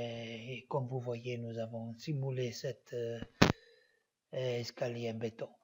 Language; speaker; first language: French; non-native, learner; Italian